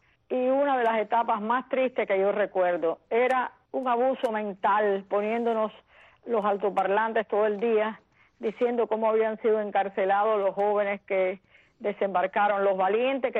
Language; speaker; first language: Spanish; native; Spanish